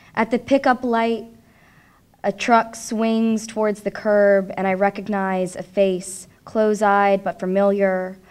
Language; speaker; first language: English; native; English